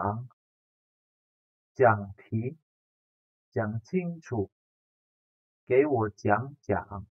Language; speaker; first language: Chinese; non-native, fluent; Indonesian